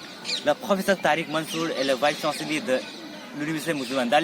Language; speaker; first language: French; non-native, learner; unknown